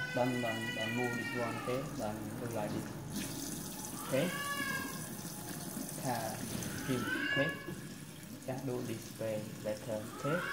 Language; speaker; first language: English; non-native, learner; Khmer